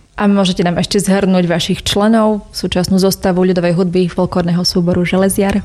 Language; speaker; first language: Slovak; native; Slovak